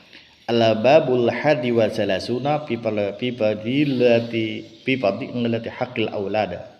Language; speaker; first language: Arabic; non-native, fluent; Banjar